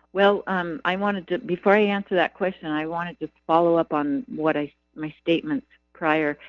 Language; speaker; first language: English; native; English